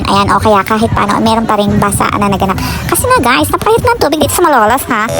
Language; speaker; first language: Filipino; native; Filipino